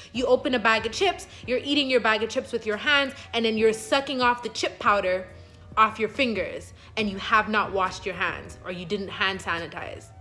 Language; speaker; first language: English; native; English